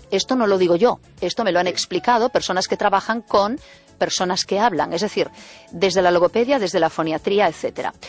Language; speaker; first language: Spanish; native; Spanish